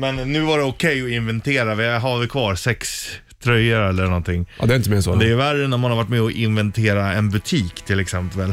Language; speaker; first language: Swedish; native; Swedish